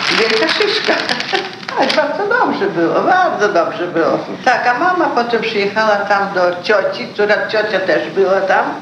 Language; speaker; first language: Polish; early bilingual, heritage; Polish